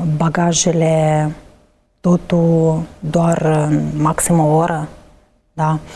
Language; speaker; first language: Romanian; early bilingual, heritage; Romanian